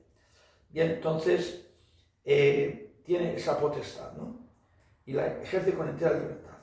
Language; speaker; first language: Spanish; native; Spanish